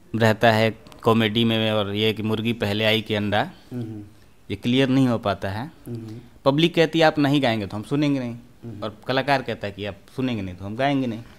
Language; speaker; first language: Hindi; native; Hindi